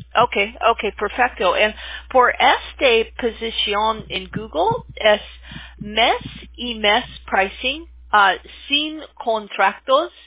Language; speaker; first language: Spanish; non-native, learner; English